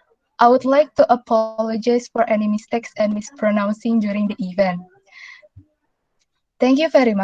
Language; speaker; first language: English; non-native, local second language; Indonesian